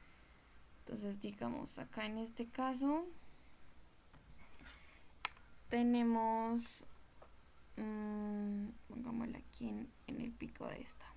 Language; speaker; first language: Spanish; native; Spanish